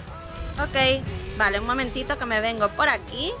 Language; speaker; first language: Spanish; native; Spanish